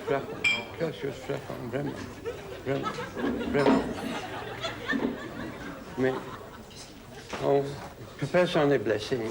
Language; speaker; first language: French; non-native, fluent; English